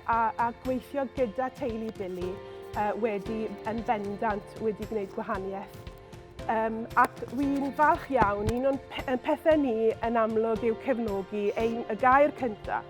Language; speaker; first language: Welsh; native; Welsh